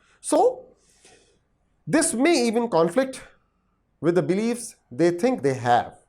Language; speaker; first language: English; non-native, local second language; Hindi